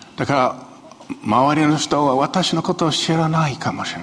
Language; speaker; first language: Japanese; non-native, fluent; Chinese